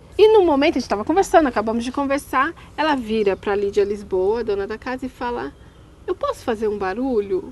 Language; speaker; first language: Portuguese; native; Portuguese